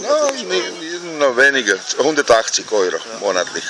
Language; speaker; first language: German; non-native, learner; Thai